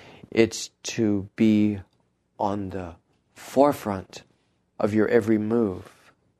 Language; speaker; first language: English; native; English